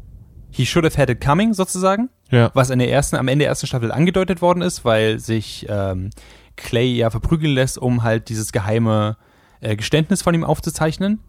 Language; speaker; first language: German; native; German